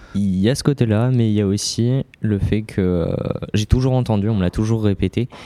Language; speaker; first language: French; native; French